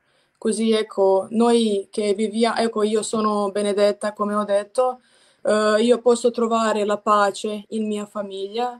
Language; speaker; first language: Italian; non-native, fluent; Croatian